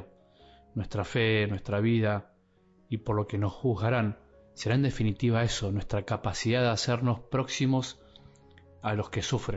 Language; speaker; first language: Spanish; native; Spanish